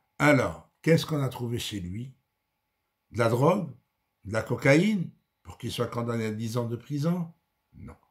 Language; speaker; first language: French; non-native, local second language; Arabic